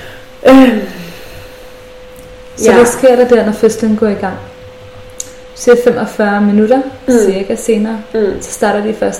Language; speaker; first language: Danish; native; Danish